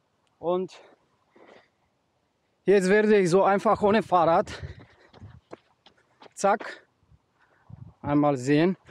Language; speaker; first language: German; non-native, learner; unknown